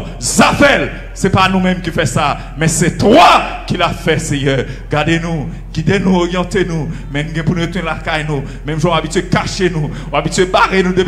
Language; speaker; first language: French; non-native, local second language; Haitian Creole